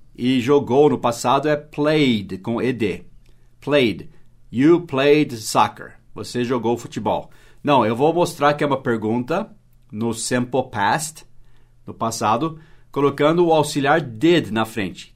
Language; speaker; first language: Portuguese; non-native, fluent; English